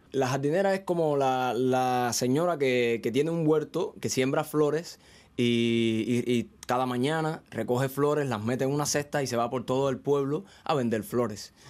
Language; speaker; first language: Spanish; native; Spanish